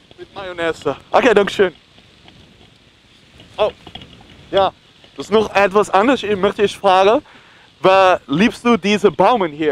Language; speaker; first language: German; non-native, learner; Dutch